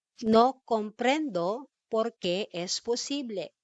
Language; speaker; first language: Spanish; non-native, fluent; Filipino